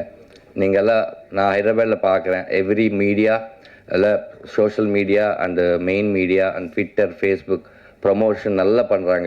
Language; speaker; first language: Tamil; non-native, learner; Telugu